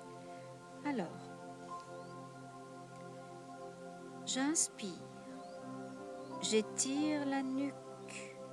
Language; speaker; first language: French; native; French